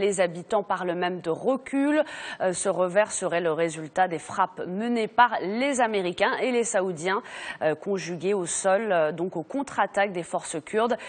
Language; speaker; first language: French; non-native, local second language; Arabic